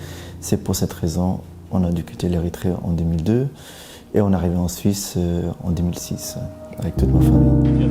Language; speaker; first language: French; early bilingual, other home language; Tigrinya